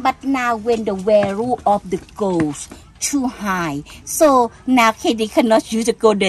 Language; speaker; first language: English; non-native, learner; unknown